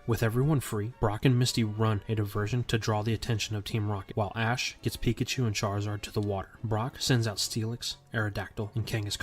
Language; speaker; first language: English; native; English